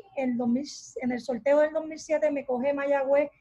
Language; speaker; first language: Spanish; native; Spanish